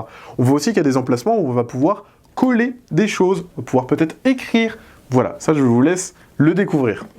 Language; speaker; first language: French; native; French